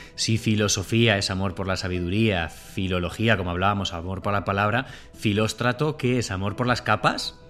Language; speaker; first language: Spanish; native; Spanish